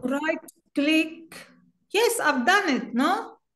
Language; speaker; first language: English; non-native, fluent; Italian